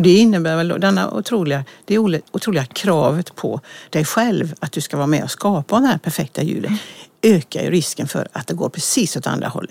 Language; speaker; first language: Swedish; native; Swedish